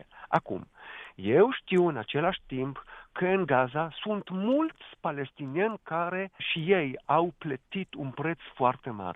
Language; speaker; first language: Romanian; non-native, fluent; Hebrew